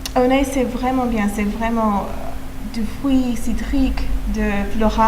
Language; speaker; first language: French; non-native, fluent; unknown